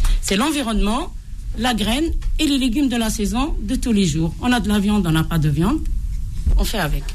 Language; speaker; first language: French; non-native, local second language; Arabic